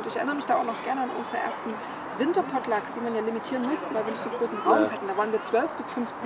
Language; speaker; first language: German; native; German